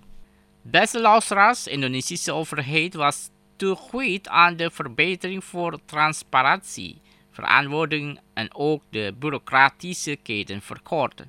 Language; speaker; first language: Dutch; non-native, fluent; Indonesian